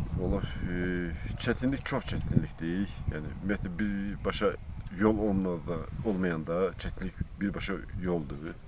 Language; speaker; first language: Azerbaijani; non-native, local second language; Lezghian